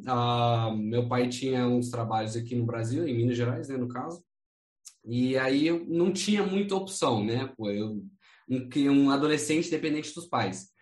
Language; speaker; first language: Portuguese; non-native, fluent; English